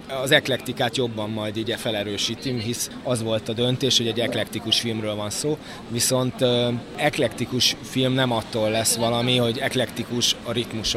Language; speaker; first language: Hungarian; native; Hungarian